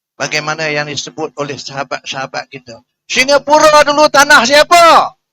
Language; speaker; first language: Malay; native; Malay